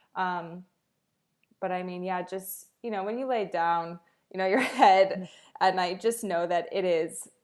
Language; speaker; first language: English; native; English